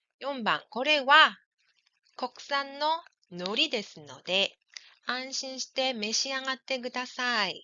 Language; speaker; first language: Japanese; non-native, fluent; Korean